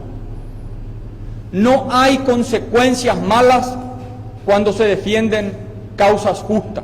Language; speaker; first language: Spanish; native; Spanish